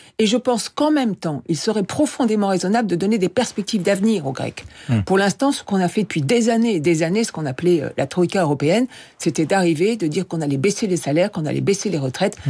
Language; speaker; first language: French; native; French